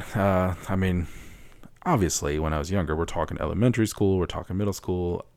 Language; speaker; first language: English; early bilingual, other home language; Spanish